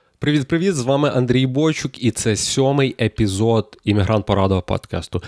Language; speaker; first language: Ukrainian; native; Ukrainian